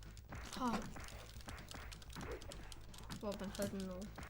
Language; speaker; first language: Welsh; non-native, local second language; English